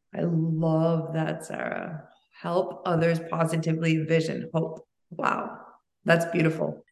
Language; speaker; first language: English; early bilingual, other home language; Albanian